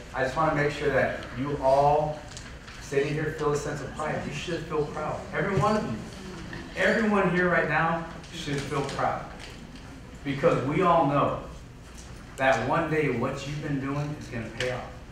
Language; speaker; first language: English; early bilingual, other home language; Spanish